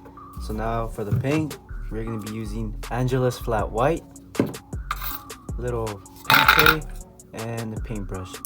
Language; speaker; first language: English; native; English